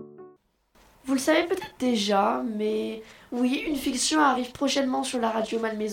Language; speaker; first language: French; native; French